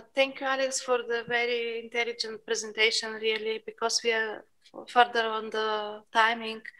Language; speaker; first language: English; non-native, fluent; Bulgarian